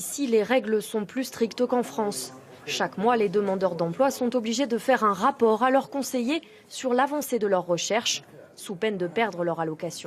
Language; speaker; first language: French; native; French